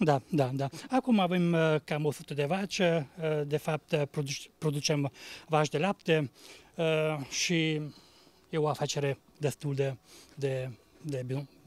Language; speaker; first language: Romanian; non-native, local second language; Hungarian